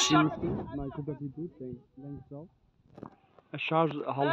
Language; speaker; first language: Dutch; early bilingual, other home language; Turkish